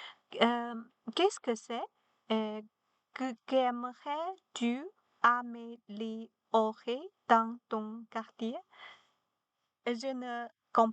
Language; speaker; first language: French; non-native, learner; Chinese